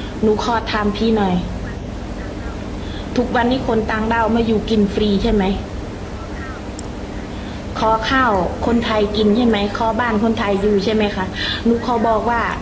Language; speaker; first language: Thai; non-native, fluent; Khmer